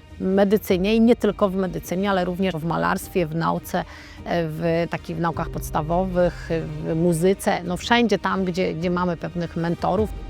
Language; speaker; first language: Polish; native; Polish